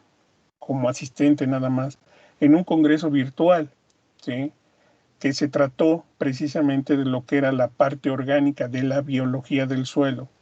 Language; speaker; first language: Spanish; native; Spanish